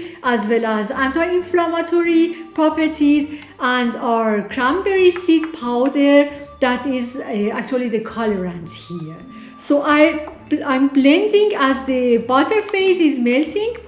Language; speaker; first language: English; non-native, fluent; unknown